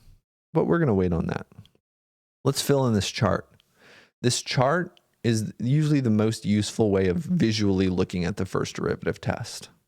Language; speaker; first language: English; native; English